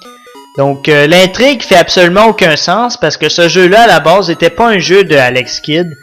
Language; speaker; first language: French; native; French